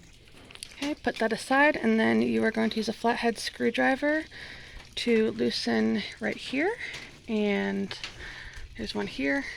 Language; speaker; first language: English; native; English